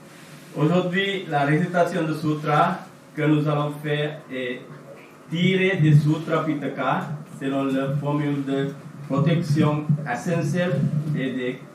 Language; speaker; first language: French; non-native, fluent; Sinhala